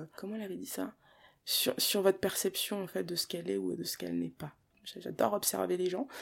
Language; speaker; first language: French; early bilingual, other home language; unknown